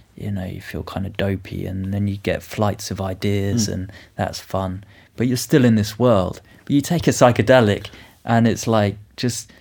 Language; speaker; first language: English; native; English